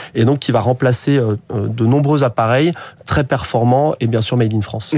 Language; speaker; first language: French; native; French